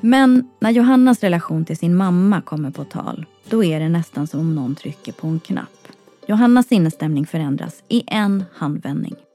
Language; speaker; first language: Swedish; native; Swedish